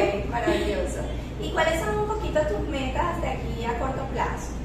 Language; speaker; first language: Spanish; native; Spanish